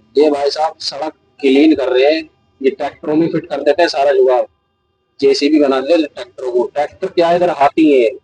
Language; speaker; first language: Hindi; native; Hindi